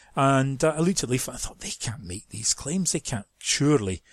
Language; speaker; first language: English; native; English